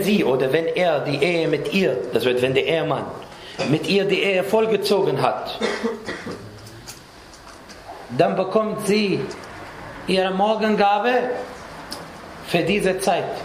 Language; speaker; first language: German; non-native, fluent; Arabic